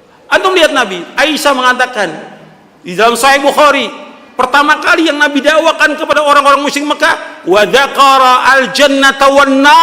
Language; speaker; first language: Indonesian; native; Indonesian